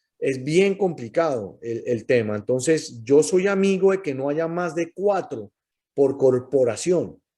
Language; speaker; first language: Spanish; native; Spanish